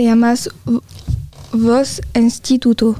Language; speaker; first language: Spanish; non-native, learner; French